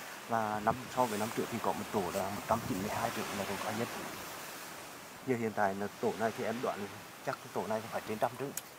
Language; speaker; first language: Vietnamese; native; Vietnamese